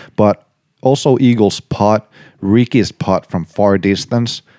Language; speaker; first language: English; non-native, fluent; Finnish